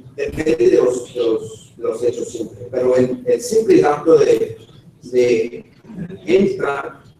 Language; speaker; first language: Spanish; non-native, fluent; English